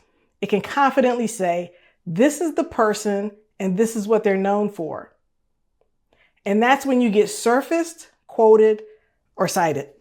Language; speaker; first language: English; native; English